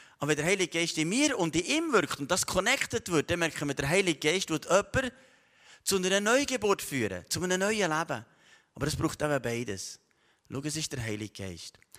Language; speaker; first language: German; native; German